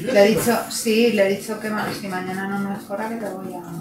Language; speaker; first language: Spanish; native; Spanish